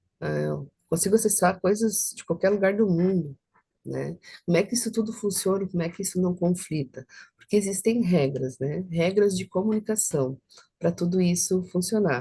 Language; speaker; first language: Portuguese; native; Portuguese